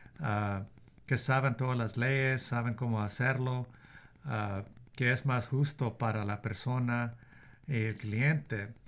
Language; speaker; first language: Spanish; early bilingual, heritage; Spanish